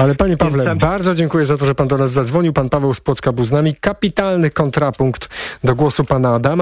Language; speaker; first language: Polish; native; Polish